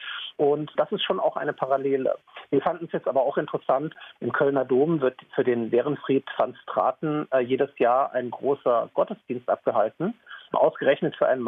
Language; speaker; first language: German; native; German